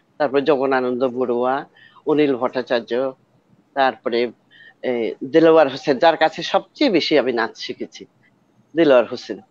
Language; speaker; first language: Bangla; non-native, local second language; Chakma